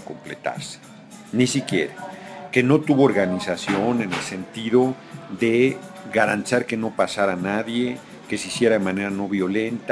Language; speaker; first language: Spanish; native; Spanish